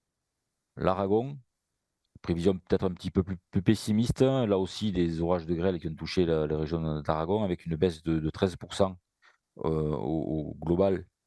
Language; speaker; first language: French; native; French